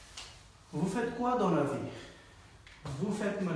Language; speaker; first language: French; non-native, fluent; Bangla